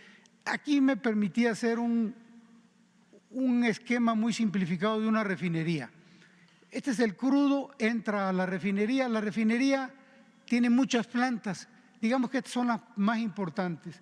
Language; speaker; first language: Spanish; native; Spanish